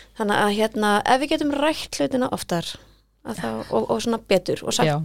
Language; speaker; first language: Icelandic; native; Icelandic